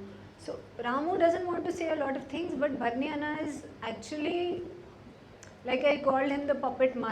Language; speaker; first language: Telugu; non-native, learner; Hindi